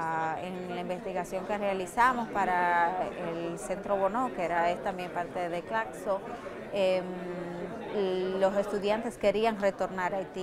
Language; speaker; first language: Spanish; native; Spanish